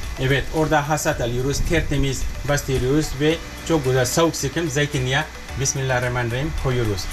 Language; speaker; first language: Turkish; non-native, learner; English